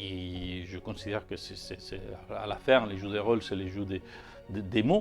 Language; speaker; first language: French; native; French